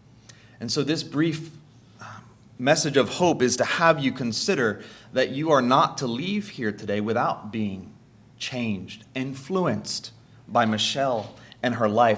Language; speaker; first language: English; native; English